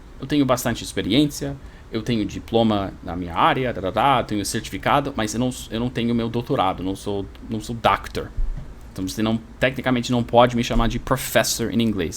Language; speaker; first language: Portuguese; non-native, fluent; English